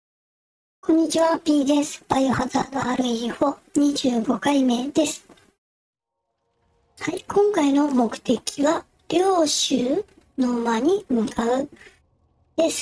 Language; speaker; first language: Japanese; native; Japanese